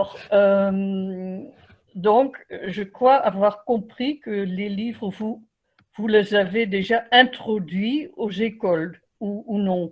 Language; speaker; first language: French; non-native, fluent; Dutch